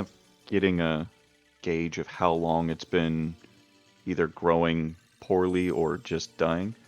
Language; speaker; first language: English; native; English